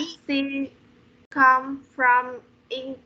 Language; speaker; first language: English; non-native, learner; Vietnamese